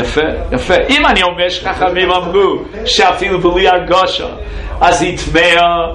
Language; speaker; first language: Hebrew; non-native, fluent; English